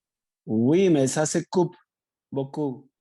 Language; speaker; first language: French; non-native, fluent; Spanish